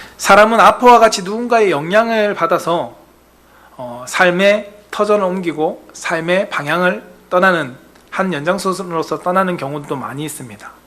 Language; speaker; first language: Korean; native; Korean